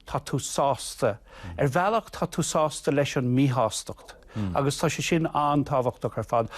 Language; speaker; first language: Irish; non-native, local second language; English